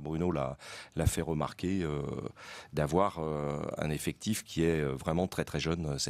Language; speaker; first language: French; native; French